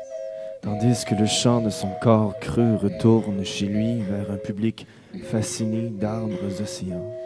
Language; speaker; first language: French; native; French